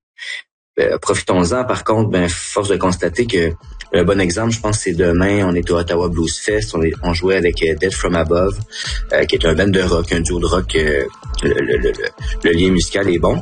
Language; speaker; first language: French; native; French